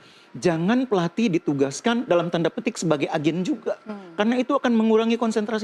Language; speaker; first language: Indonesian; native; Indonesian